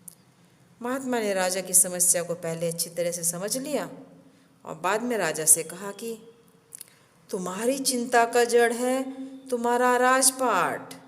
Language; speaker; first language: Hindi; native; Hindi